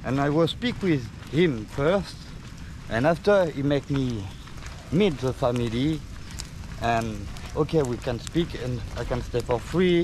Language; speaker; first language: English; non-native, learner; French